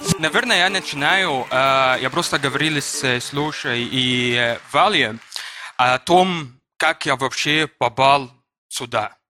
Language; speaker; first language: Russian; non-native, learner; Arabic